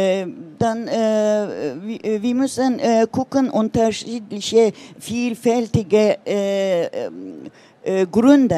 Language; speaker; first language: German; non-native, learner; Turkish